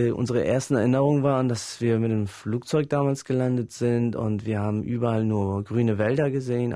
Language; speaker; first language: German; early bilingual, other home language; Pashto